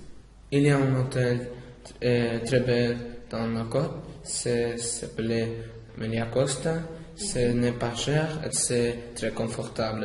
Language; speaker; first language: French; non-native, learner; English